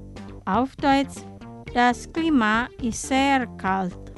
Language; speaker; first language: German; non-native, fluent; Indonesian